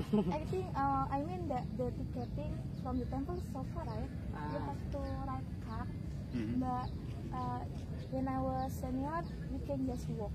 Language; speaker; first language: English; non-native, learner; Javanese